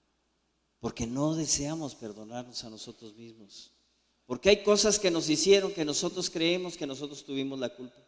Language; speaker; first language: Spanish; native; Spanish